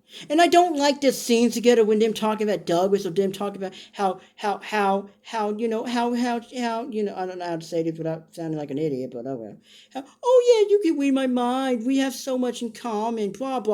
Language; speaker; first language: English; native; English